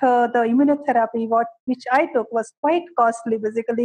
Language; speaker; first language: English; non-native, local second language; Kannada